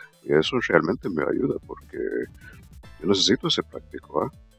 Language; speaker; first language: Spanish; non-native, learner; English